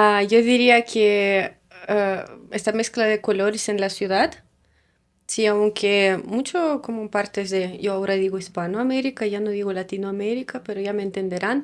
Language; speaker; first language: Spanish; non-native, fluent; Russian